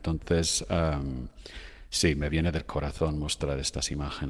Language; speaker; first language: Spanish; non-native, fluent; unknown